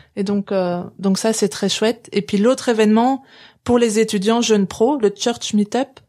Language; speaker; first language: French; native; French